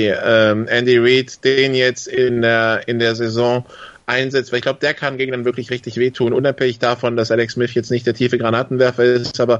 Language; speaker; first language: German; native; German